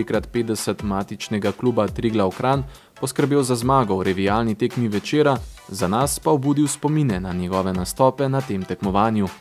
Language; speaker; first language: Slovenian; native; Slovenian